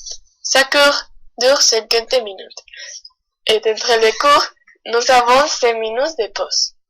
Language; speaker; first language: French; non-native, learner; Spanish